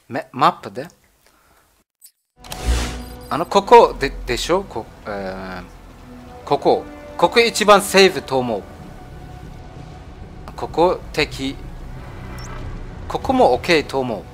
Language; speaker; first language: Japanese; non-native, learner; German